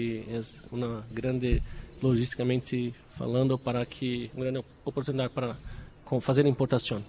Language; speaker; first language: Spanish; non-native, learner; Portuguese